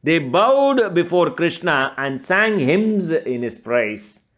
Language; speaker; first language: English; non-native, local second language; Tamil